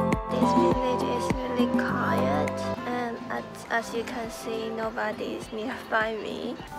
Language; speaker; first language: English; non-native, learner; Chinese